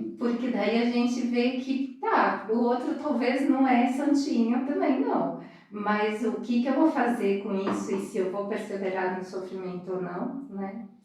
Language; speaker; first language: Portuguese; early bilingual, other home language; Spanish